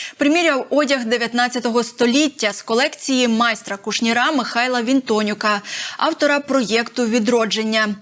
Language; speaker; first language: Ukrainian; native; Ukrainian